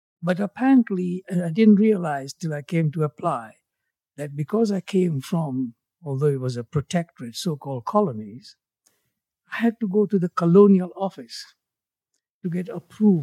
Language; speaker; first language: English; non-native, local second language; Gujarati